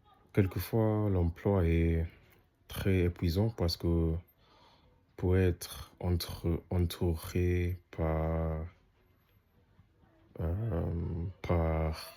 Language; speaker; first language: French; non-native, learner; English